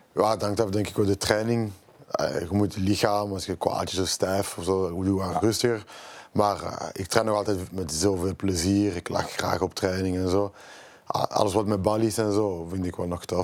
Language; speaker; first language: Dutch; non-native, local second language; French